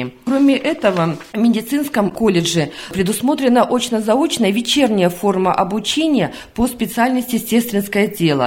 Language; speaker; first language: Russian; native; Russian